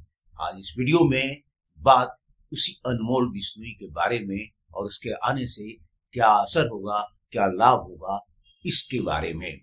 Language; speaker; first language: Hindi; native; Hindi